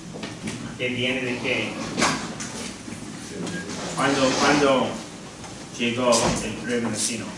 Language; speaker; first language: Spanish; non-native, fluent; English